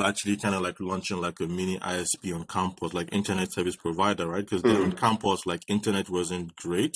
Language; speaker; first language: English; non-native, local second language; Yoruba